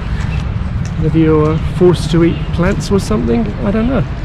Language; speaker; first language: English; native; English